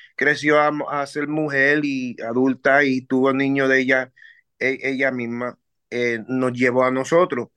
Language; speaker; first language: Spanish; early bilingual, heritage; Spanish